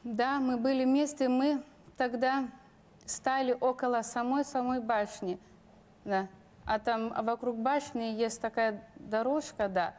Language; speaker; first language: Russian; non-native, local second language; Lithuanian